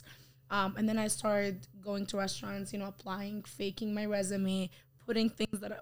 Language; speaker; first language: English; non-native, fluent; Arabic